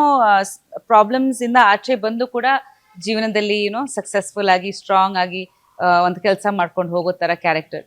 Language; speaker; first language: Kannada; non-native, local second language; Bangla